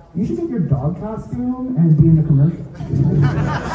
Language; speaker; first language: English; native; English